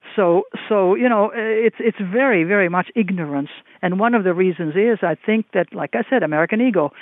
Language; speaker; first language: English; non-native, fluent; Finnish